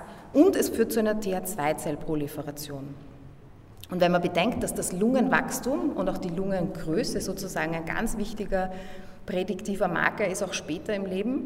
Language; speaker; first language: German; native; German